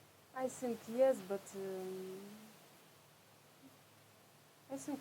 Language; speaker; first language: English; non-native, learner; Russian